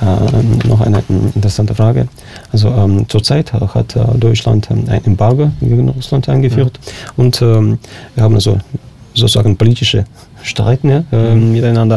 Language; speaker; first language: German; non-native, fluent; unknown